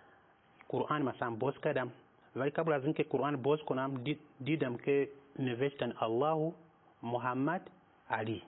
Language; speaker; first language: Persian; non-native, fluent; Nyanja